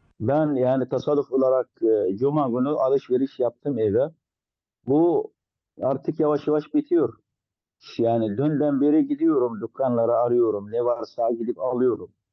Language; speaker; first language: Turkish; non-native, fluent; Arabic